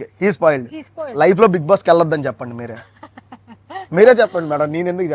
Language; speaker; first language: Telugu; native; Telugu